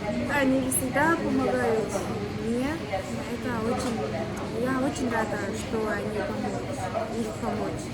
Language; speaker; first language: Russian; non-native, learner; Mongolian